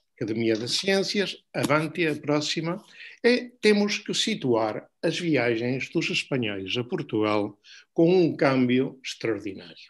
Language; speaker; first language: Portuguese; non-native, fluent; Spanish